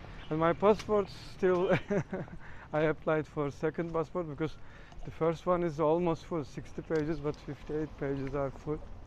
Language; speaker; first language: English; non-native, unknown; Turkish